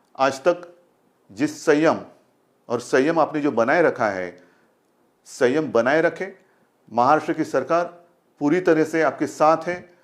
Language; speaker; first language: Hindi; non-native, local second language; Marathi